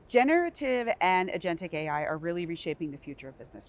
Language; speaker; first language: English; native; English